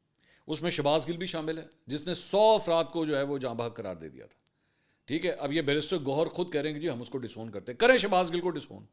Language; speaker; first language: Urdu; native; Urdu